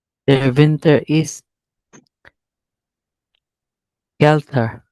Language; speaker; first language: German; non-native, learner; Filipino